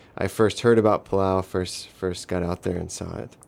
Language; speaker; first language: English; native; English